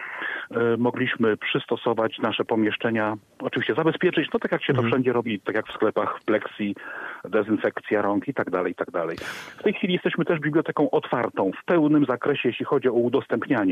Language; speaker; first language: Polish; native; Polish